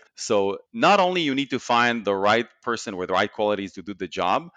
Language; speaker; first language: English; non-native, fluent; Hebrew